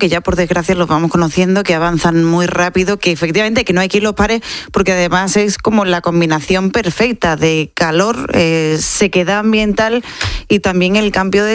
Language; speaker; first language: Spanish; native; Spanish